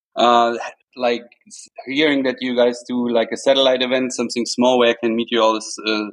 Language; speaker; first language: English; non-native, fluent; German